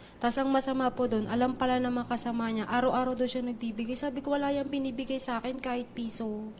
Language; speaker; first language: Filipino; native; Filipino